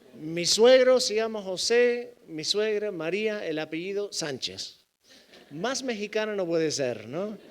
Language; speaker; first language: Spanish; non-native, fluent; English